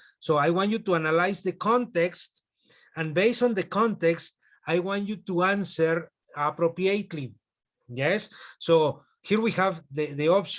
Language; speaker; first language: English; non-native, fluent; Spanish